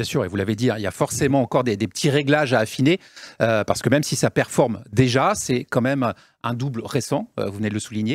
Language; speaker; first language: French; native; French